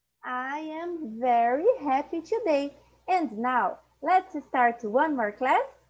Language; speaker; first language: English; non-native, fluent; Portuguese